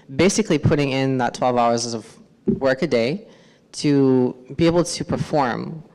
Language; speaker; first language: English; native; English